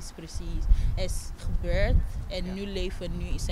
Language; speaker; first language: Dutch; non-native, fluent; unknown